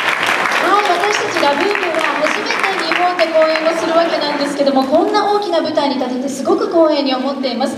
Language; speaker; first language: Japanese; native; Japanese